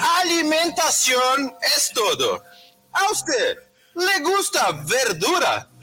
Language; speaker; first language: Spanish; non-native, learner; Portuguese